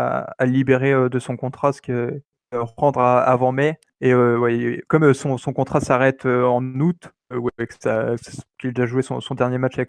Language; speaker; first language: French; native; French